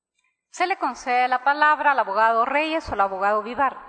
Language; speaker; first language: Spanish; native; Spanish